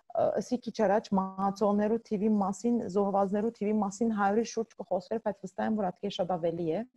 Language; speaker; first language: Armenian; early bilingual, heritage; Armenian